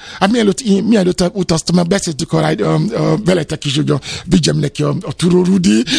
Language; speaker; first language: Hungarian; non-native, learner; Yoruba